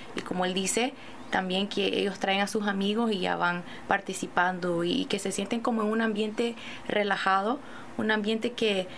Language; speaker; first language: Spanish; early bilingual, other home language; English